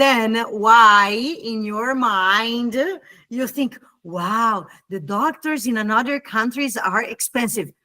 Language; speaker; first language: English; non-native, fluent; Italian